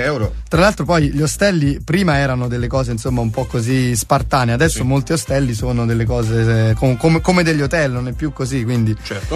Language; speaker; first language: Italian; native; Italian